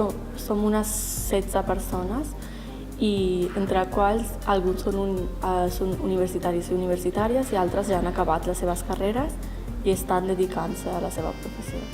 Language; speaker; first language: Catalan; early bilingual, other home language; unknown